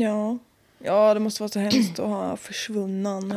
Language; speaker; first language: Swedish; native; Swedish